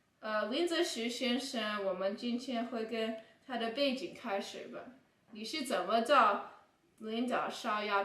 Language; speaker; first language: Chinese; non-native, learner; English